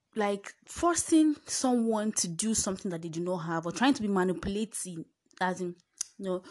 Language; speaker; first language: English; non-native, local second language; Igbo